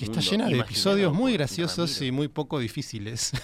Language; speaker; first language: Spanish; native; Spanish